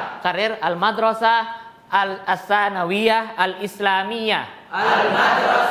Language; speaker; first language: Arabic; non-native, fluent; Indonesian